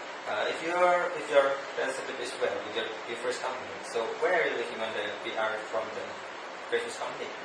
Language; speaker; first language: English; non-native, learner; Indonesian